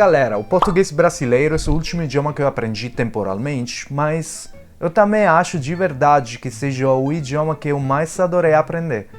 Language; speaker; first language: Portuguese; non-native, fluent; Italian